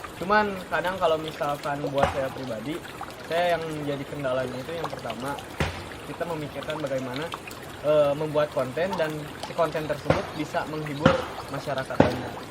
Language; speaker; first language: Indonesian; non-native, local second language; Sundanese